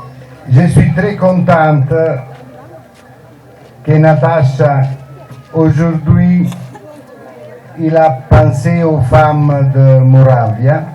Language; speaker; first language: French; non-native, learner; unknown